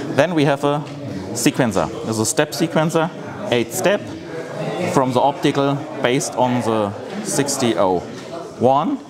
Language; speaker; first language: English; non-native, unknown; German